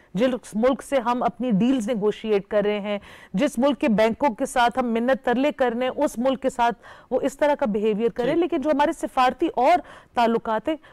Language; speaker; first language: Hindi; native; Hindi